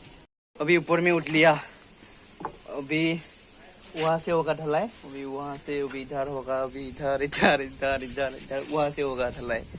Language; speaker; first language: Hindi; non-native, local second language; Assamese